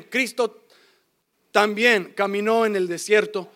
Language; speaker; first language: Spanish; early bilingual, heritage; English